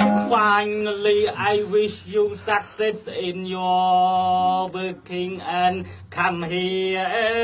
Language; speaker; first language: English; non-native, learner; Khmer